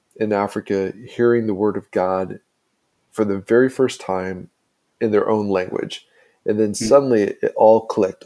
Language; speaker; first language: English; native; English